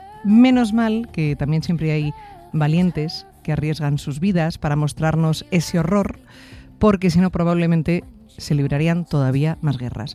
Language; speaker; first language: Spanish; native; Spanish